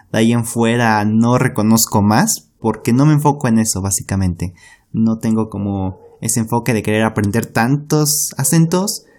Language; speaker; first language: Spanish; native; Spanish